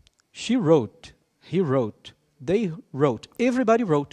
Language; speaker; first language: English; non-native, fluent; Portuguese